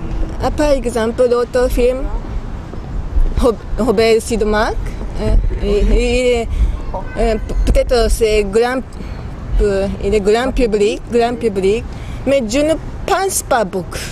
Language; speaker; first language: French; non-native, learner; Japanese